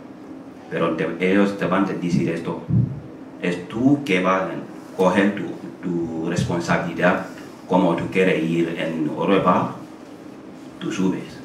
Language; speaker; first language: Spanish; non-native, learner; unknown